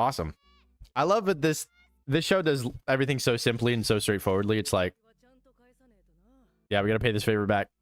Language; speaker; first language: English; native; English